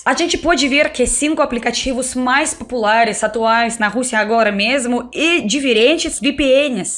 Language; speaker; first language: Portuguese; non-native, fluent; Russian